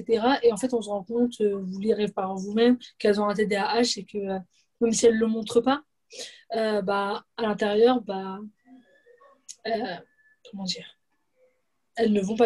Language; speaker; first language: French; native; French